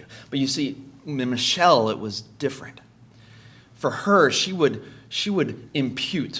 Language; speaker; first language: English; native; English